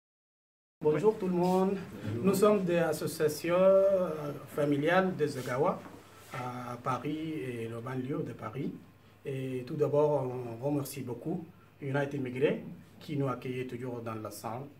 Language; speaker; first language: French; non-native, fluent; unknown